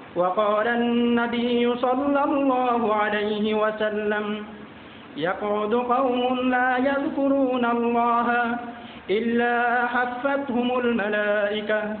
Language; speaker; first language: Arabic; non-native, fluent; Bangla